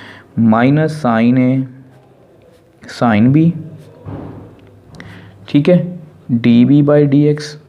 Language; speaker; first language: Hindi; native; Hindi